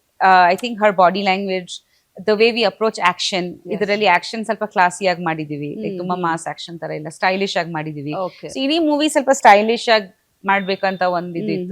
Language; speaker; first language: Kannada; non-native, local second language; Bangla